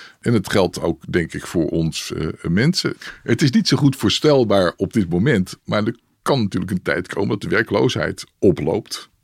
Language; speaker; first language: Dutch; native; Dutch